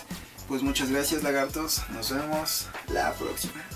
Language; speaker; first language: Spanish; native; Spanish